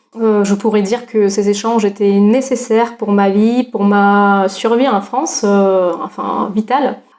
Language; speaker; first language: French; non-native, fluent; Russian